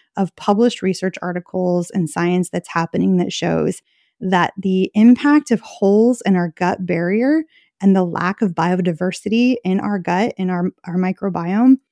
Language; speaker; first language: English; native; English